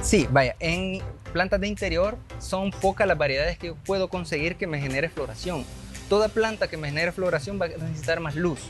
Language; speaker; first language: Spanish; native; Spanish